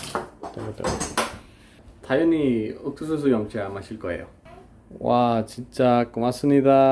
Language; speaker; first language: Korean; non-native, learner; Spanish